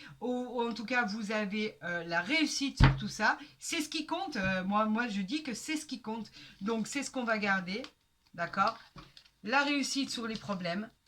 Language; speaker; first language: French; native; French